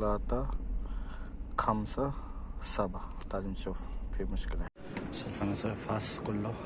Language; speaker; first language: Arabic; non-native, learner; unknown